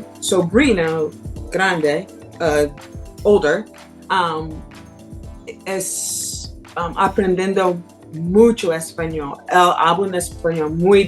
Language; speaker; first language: Spanish; non-native, learner; English